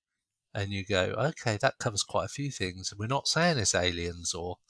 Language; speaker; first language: English; native; English